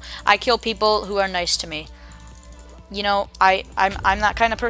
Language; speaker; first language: English; native; English